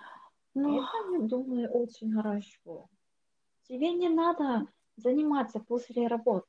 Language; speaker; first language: Russian; non-native, learner; Korean